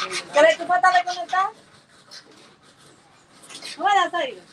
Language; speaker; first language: Spanish; native; Spanish